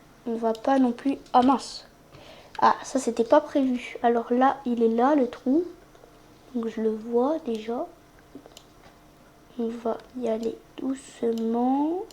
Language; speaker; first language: French; native; French